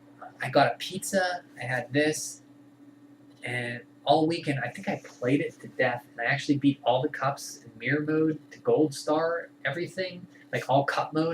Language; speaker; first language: English; native; English